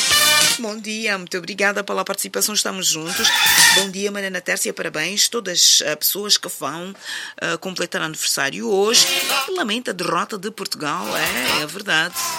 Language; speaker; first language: Portuguese; native; Portuguese